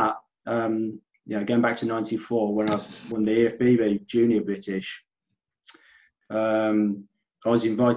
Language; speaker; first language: English; native; English